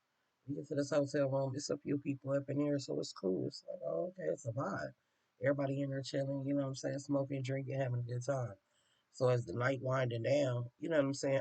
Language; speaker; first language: English; native; English